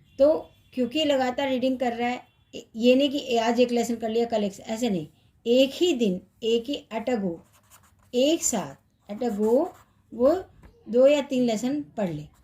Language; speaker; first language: Hindi; native; Hindi